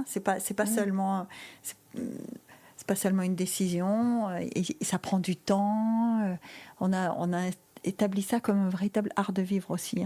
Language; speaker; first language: French; native; French